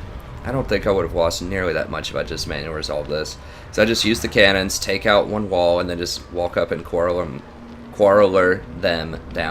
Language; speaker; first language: English; native; English